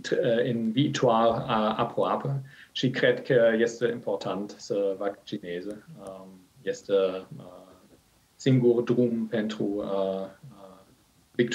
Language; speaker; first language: Romanian; non-native, learner; German